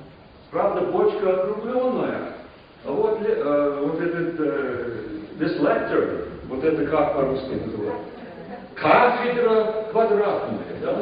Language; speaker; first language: Russian; non-native, fluent; English